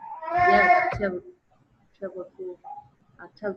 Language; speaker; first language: English; non-native, learner; Vietnamese